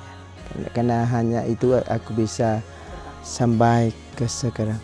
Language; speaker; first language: Indonesian; non-native, learner; Vietnamese